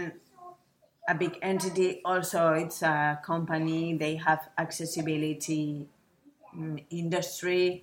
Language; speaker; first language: English; non-native, fluent; Spanish